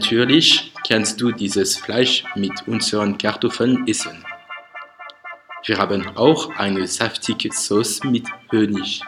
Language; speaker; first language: German; non-native, learner; French